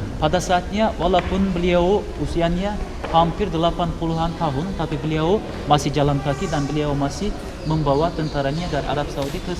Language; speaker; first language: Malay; non-native, fluent; Turkish